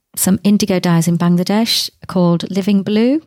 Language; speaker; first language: English; native; English